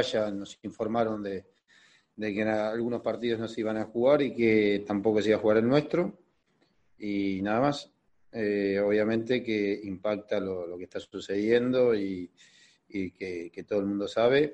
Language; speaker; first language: Spanish; native; Spanish